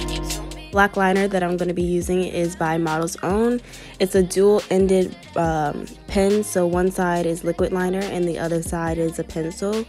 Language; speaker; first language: English; native; English